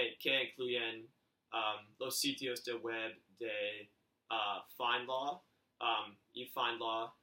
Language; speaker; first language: Spanish; non-native, learner; English